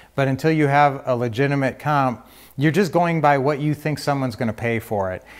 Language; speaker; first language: English; native; English